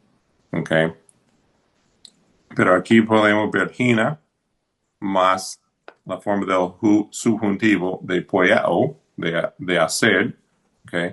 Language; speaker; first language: Spanish; non-native, fluent; English